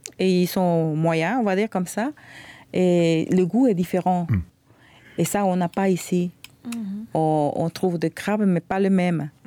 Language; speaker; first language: French; non-native, fluent; Spanish